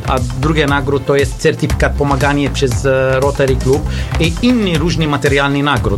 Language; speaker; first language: Polish; non-native, learner; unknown